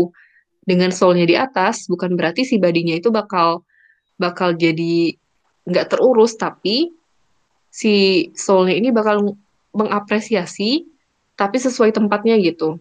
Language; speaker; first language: Indonesian; native; Indonesian